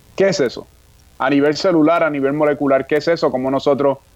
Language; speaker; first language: Spanish; native; Spanish